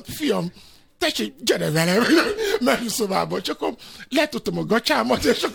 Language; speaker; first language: Hungarian; non-native, fluent; Yoruba